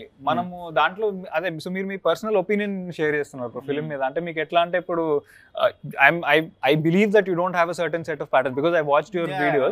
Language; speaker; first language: Telugu; native; Telugu